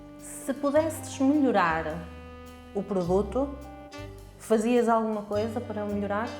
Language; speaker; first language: Portuguese; native; Portuguese